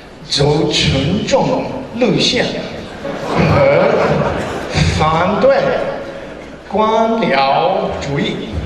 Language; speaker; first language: Chinese; non-native, learner; English